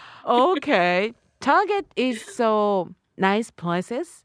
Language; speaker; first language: English; non-native, learner; Japanese